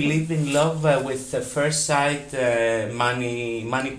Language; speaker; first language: English; non-native, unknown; Greek